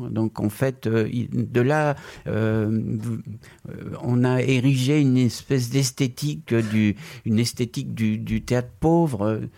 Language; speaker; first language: French; non-native, fluent; Spanish